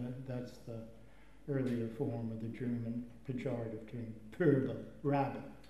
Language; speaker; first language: English; native; English